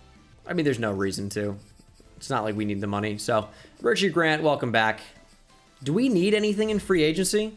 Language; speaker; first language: English; native; English